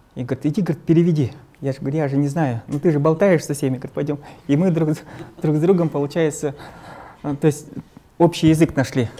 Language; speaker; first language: Russian; non-native, local second language; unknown